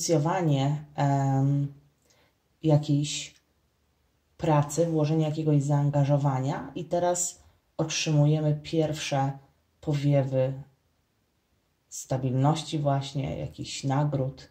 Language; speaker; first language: Polish; native; Polish